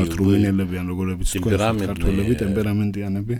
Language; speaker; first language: Russian; non-native, local second language; Georgian